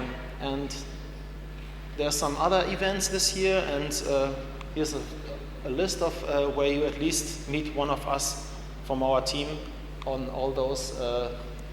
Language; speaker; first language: English; non-native, fluent; German